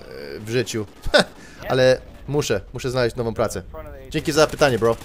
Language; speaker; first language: Polish; early bilingual, heritage; Polish